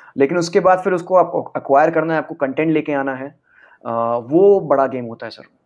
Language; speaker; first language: Hindi; non-native, local second language; Punjabi